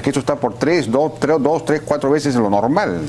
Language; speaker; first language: Spanish; native; Spanish